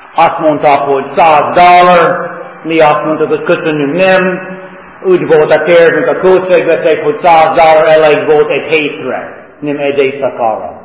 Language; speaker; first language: Hungarian; non-native, fluent; English